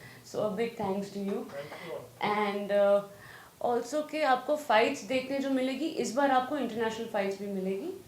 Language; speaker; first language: Hindi; native; Hindi